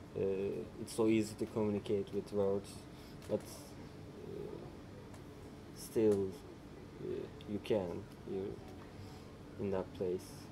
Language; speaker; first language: English; non-native, fluent; Turkish